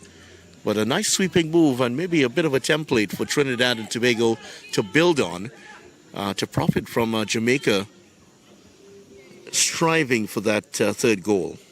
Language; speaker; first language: English; native; English